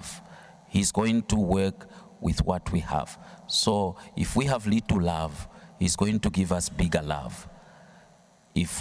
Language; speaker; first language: English; non-native, local second language; Bemba